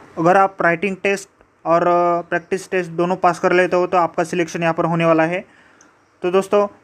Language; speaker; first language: Hindi; non-native, local second language; Marathi